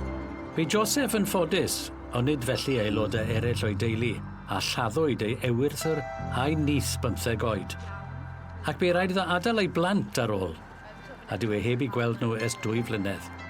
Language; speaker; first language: Welsh; native; Welsh